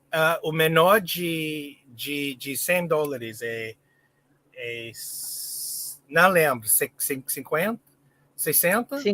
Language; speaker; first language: Portuguese; non-native, learner; English